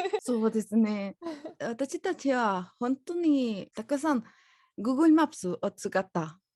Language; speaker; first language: Japanese; non-native, learner; Spanish